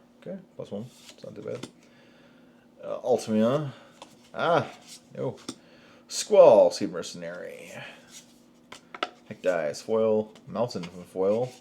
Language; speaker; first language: English; native; English